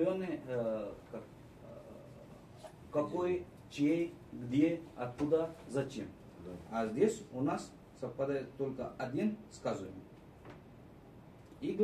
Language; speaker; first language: Russian; non-native, fluent; Marathi